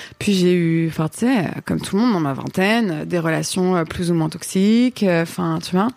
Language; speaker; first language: French; native; French